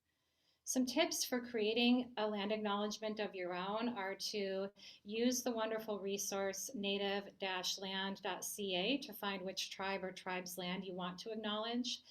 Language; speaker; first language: English; native; English